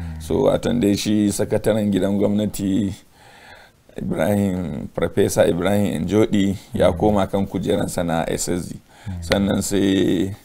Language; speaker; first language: Hausa; native; Hausa